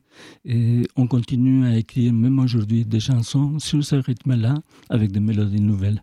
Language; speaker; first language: French; non-native, fluent; Spanish